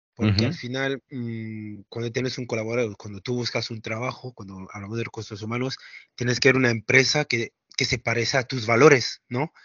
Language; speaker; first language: Spanish; non-native, fluent; French